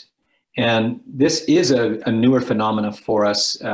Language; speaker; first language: English; native; English